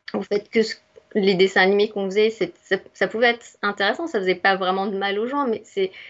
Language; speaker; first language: French; native; French